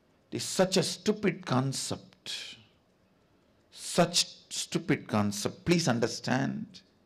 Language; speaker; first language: English; non-native, local second language; Tamil